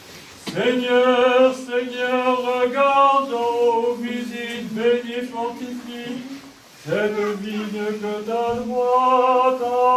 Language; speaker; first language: French; native; French